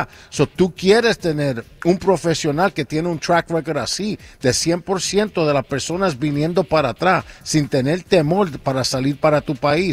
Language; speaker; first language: Spanish; early bilingual, other home language; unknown